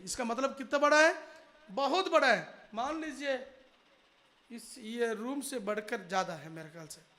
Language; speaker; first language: Hindi; non-native, local second language; Telugu